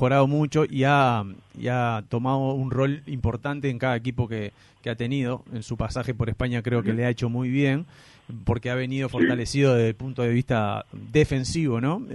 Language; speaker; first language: Spanish; native; Spanish